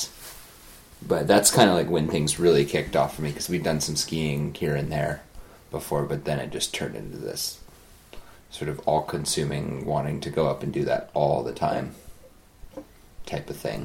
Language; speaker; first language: English; native; English